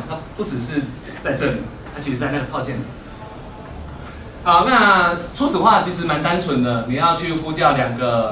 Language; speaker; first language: Chinese; native; Chinese